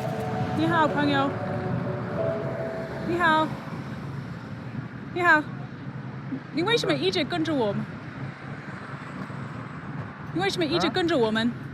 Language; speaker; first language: Chinese; non-native, learner; English